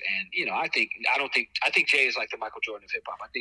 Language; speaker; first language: English; native; English